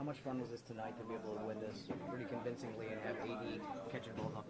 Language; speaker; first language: English; native; English